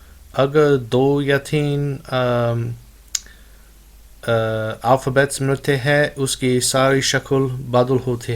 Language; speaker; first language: Hindi; non-native, learner; English